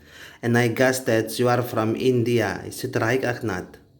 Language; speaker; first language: English; non-native, learner; Indonesian